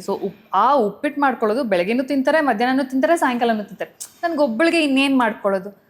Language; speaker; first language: Kannada; native; Kannada